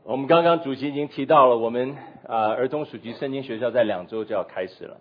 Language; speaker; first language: Chinese; native; Chinese